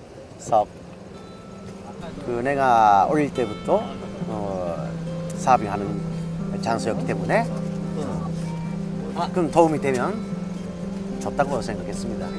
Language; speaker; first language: Korean; early bilingual, heritage; Japanese